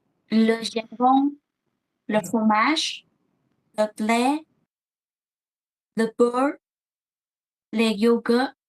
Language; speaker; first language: French; non-native, learner; Vietnamese